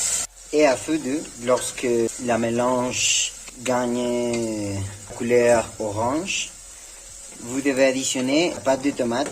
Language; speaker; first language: French; non-native, learner; Spanish